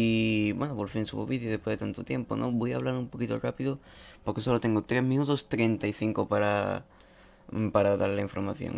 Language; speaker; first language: Spanish; native; Spanish